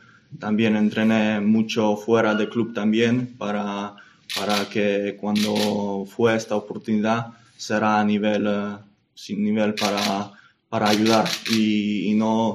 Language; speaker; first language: Spanish; non-native, fluent; English